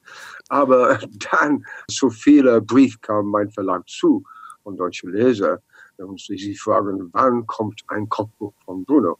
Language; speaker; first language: German; non-native, learner; English